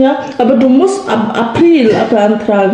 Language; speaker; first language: German; non-native, learner; Indonesian